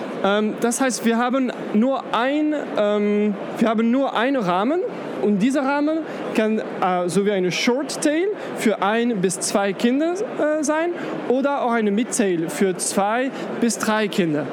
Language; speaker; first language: German; non-native, learner; French